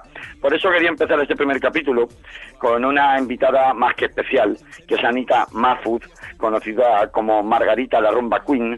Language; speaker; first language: Spanish; native; Spanish